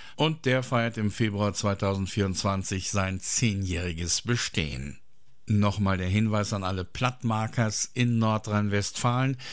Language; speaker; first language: German; native; German